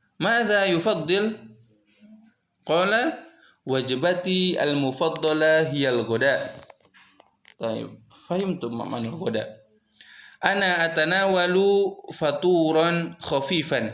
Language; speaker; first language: Arabic; non-native, fluent; Indonesian